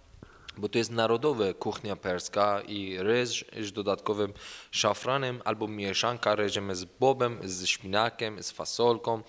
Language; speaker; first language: Polish; non-native, learner; Persian